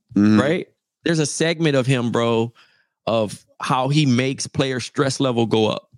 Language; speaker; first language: English; native; English